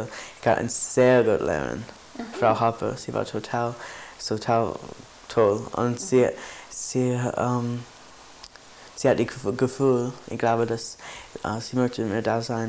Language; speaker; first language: German; non-native, learner; English